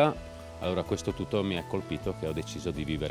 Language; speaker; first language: Italian; non-native, fluent; Czech